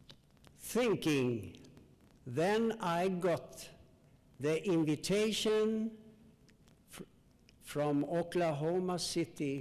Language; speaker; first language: English; non-native, learner; Swedish